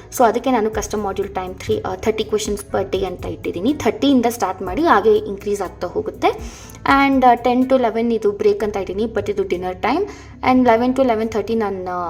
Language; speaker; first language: Kannada; non-native, local second language; Telugu